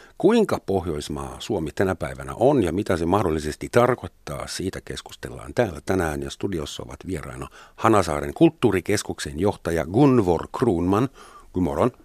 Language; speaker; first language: Finnish; non-native, fluent; German